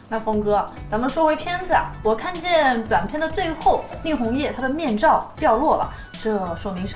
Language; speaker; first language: Chinese; native; Chinese